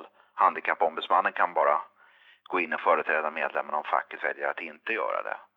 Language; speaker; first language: Swedish; native; Swedish